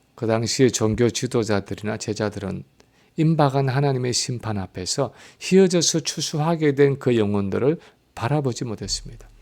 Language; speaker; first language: Korean; native; Korean